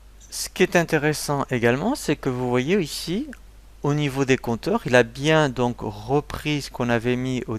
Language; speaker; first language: French; native; French